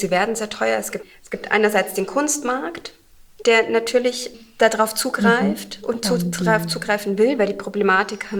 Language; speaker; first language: German; native; German